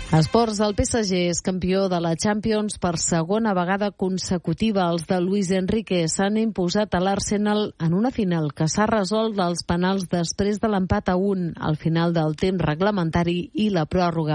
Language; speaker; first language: Catalan; native; Catalan